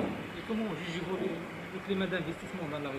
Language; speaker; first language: French; non-native, local second language; Arabic